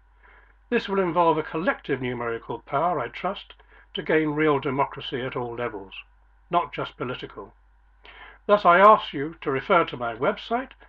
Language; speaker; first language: English; native; English